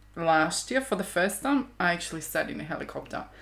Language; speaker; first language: English; non-native, fluent; Croatian